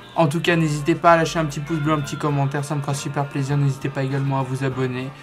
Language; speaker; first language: French; native; French